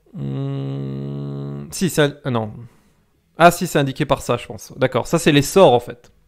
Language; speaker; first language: French; native; French